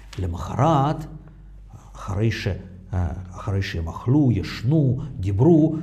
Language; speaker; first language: Hebrew; non-native, fluent; Russian